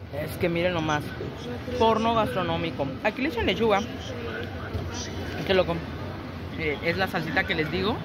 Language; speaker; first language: Spanish; native; Spanish